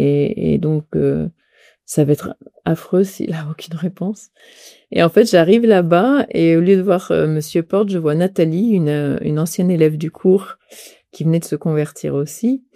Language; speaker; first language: French; native; French